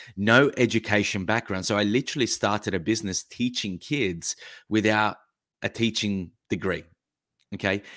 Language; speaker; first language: English; early bilingual, other home language; Italian